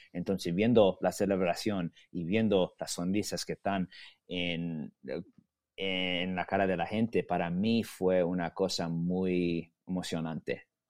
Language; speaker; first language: Spanish; early bilingual, heritage; Spanish